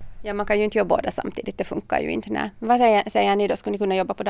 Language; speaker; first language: Swedish; native; Swedish